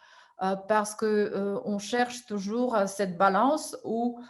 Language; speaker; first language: French; non-native, fluent; Russian